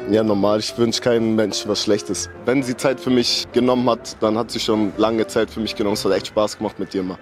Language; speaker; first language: German; early bilingual, other home language; Turkish